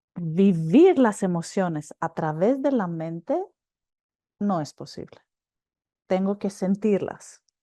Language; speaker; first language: Spanish; non-native, fluent; Greek